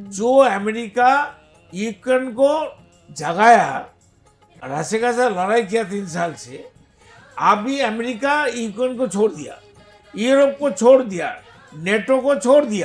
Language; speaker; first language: Hindi; non-native, local second language; Bangla